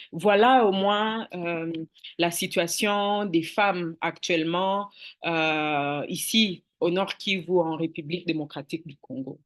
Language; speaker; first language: French; non-native, local second language; Swahili